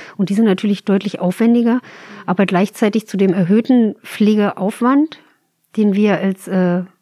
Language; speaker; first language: German; native; German